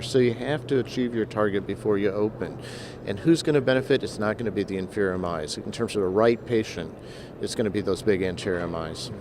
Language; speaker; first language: English; native; English